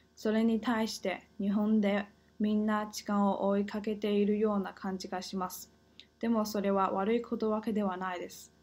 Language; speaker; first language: Japanese; non-native, learner; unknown